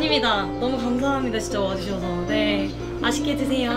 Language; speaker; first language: Korean; native; Korean